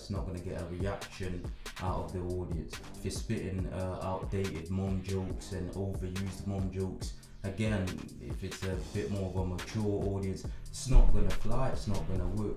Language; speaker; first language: English; native; English